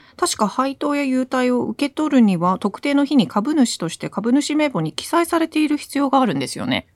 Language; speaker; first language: Japanese; non-native, fluent; English